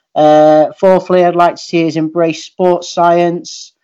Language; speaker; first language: English; native; English